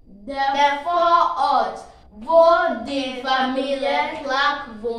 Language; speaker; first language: German; non-native, learner; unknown